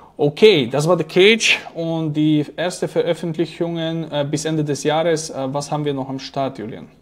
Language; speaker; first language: German; non-native, fluent; Slovak